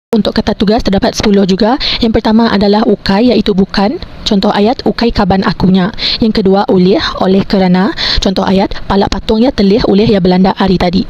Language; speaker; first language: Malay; non-native, local second language; Iban